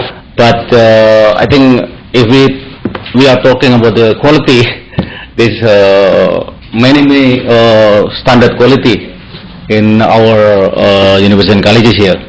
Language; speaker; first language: English; non-native, learner; Indonesian